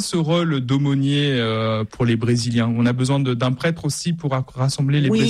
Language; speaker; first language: French; native; French